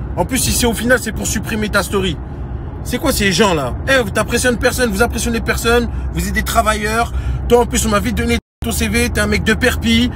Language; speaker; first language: French; native; French